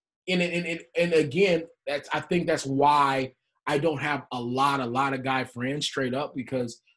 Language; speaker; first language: English; native; English